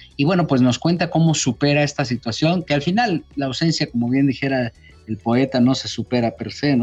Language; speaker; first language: Spanish; native; Spanish